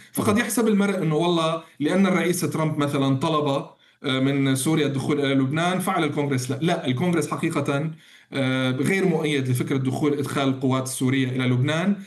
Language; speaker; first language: Arabic; native; Arabic